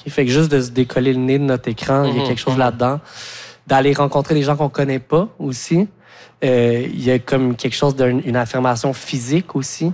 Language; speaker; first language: French; native; French